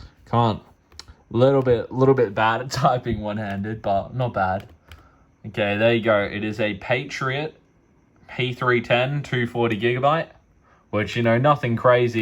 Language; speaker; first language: English; native; English